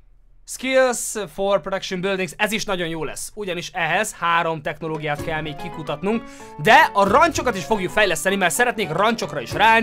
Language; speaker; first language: Hungarian; native; Hungarian